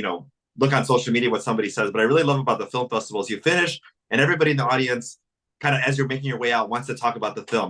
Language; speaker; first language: English; native; English